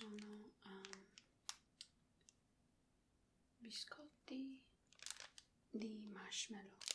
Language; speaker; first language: Italian; non-native, learner; Spanish